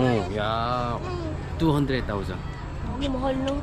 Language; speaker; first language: English; non-native, learner; Korean